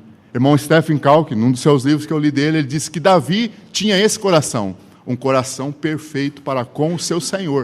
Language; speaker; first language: Portuguese; native; Portuguese